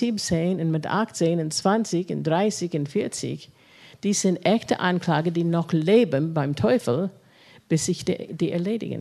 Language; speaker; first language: German; non-native, fluent; English